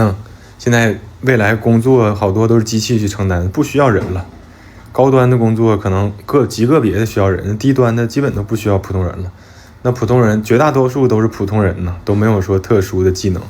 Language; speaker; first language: Chinese; native; Chinese